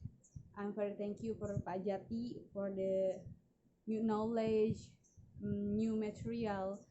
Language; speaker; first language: English; non-native, learner; Indonesian